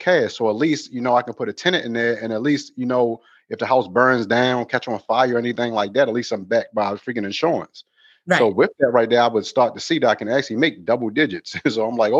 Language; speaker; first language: English; native; English